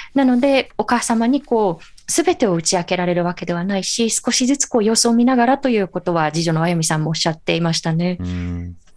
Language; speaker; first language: Japanese; native; Japanese